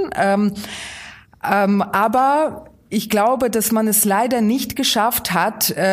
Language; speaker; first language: German; non-native, fluent; Ukrainian